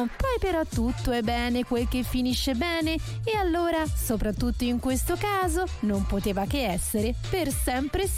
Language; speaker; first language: Italian; native; Italian